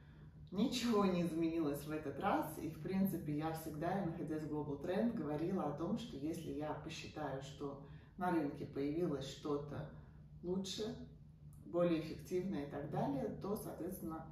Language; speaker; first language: Russian; native; Russian